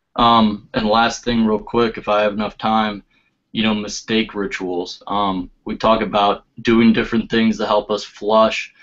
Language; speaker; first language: English; native; English